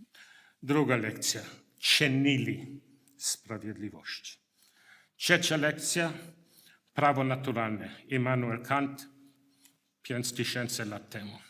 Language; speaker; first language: Polish; non-native, learner; English